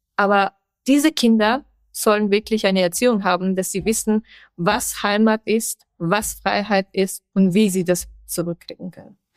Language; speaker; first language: German; non-native, fluent; Persian